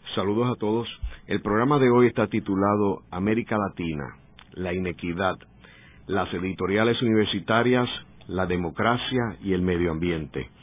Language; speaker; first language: Spanish; native; Spanish